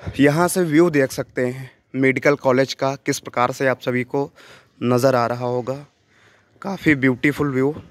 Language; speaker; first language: Hindi; native; Hindi